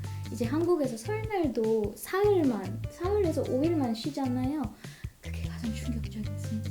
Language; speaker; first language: Korean; non-native, fluent; Malay